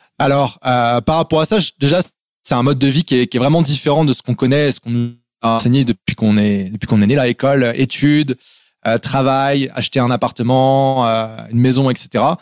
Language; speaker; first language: French; native; French